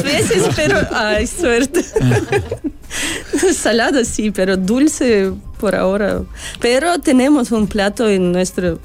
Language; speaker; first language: Spanish; non-native, learner; Russian